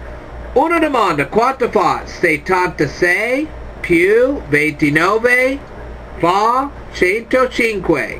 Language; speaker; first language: Italian; non-native, learner; English